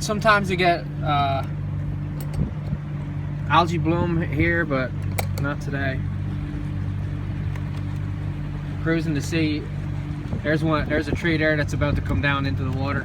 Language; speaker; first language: English; native; English